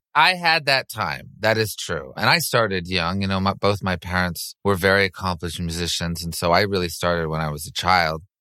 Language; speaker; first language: English; native; English